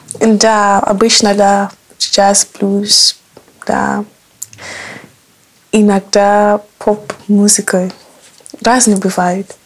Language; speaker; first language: Russian; non-native, learner; English